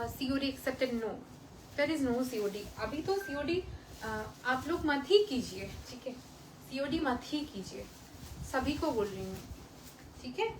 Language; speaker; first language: Hindi; non-native, local second language; Bangla